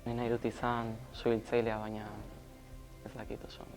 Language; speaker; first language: Basque; non-native, local second language; Spanish